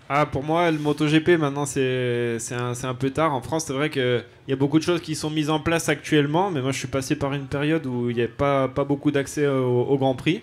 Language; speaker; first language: French; native; French